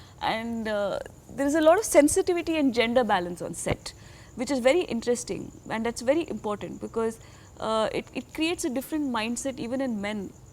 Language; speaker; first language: English; non-native, local second language; Tamil